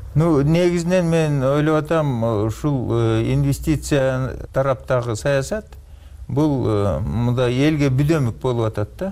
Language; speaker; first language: Kyrgyz; native; Kyrgyz